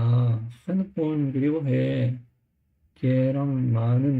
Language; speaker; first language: Korean; non-native, learner; English